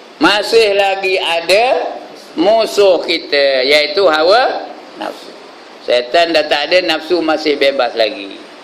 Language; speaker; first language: Malay; native; Malay